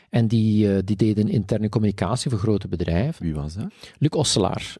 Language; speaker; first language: Dutch; native; Dutch